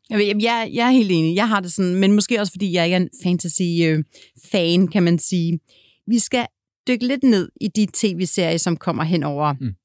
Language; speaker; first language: Danish; native; Danish